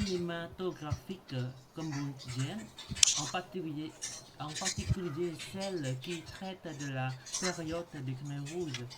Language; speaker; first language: French; non-native, learner; Khmer